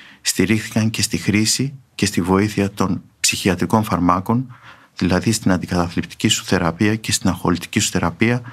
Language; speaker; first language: Greek; native; Greek